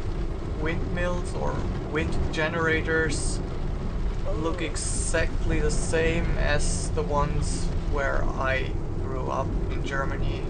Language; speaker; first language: English; non-native, fluent; German